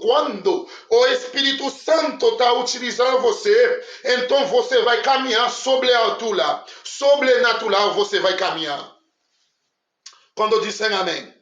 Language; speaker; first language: Portuguese; non-native, learner; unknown